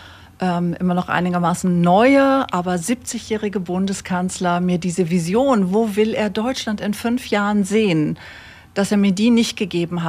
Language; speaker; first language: German; native; German